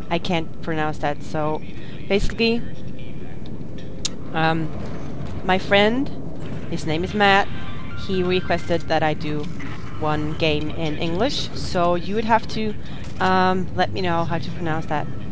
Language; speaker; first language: English; non-native, fluent; Swedish